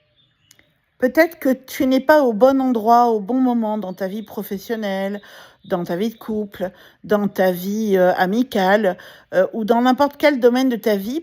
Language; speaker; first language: French; native; French